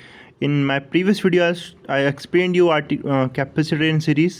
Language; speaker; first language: English; non-native, local second language; Hindi